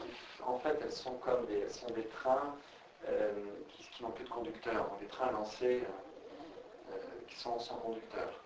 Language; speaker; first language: French; native; French